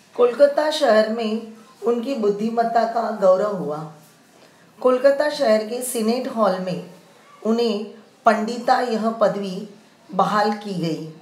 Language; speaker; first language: Hindi; non-native, local second language; Marathi